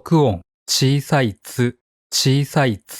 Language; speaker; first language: Japanese; native; Japanese